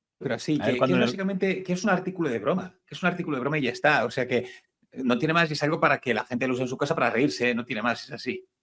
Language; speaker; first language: Spanish; native; Spanish